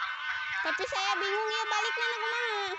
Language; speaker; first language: Indonesian; non-native, local second language; Sundanese